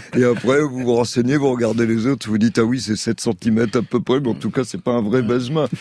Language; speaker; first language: French; native; French